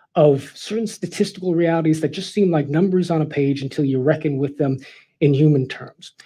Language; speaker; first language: English; native; English